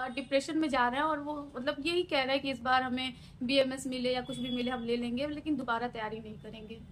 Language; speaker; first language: Hindi; native; Hindi